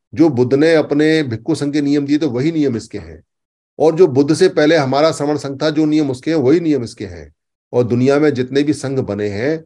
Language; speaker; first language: Hindi; native; Hindi